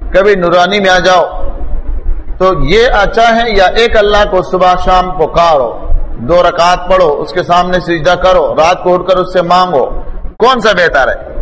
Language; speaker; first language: Urdu; non-native, local second language; Pashto